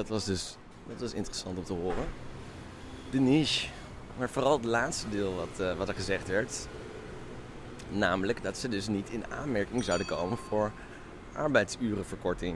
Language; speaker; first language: Dutch; native; Dutch